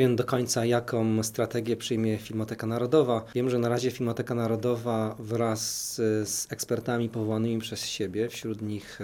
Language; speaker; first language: Polish; native; Polish